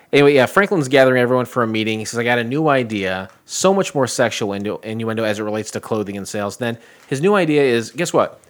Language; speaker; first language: English; native; English